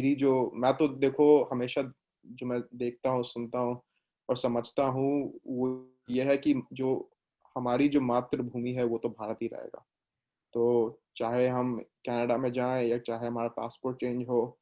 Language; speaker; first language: Hindi; native; Hindi